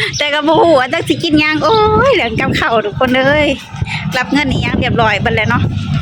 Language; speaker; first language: Thai; native; Thai